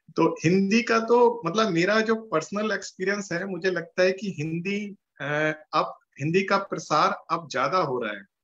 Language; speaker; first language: Hindi; native; Hindi